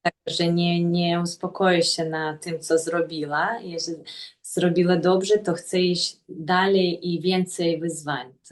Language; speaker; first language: Polish; non-native, fluent; Russian